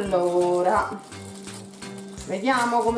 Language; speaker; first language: Italian; native; Italian